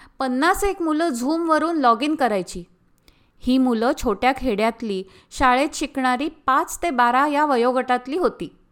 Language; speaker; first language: Marathi; early bilingual, heritage; Marathi